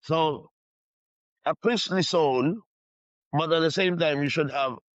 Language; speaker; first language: English; non-native, local second language; Filipino